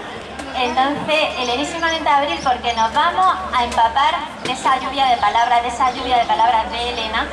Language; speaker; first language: Spanish; native; Spanish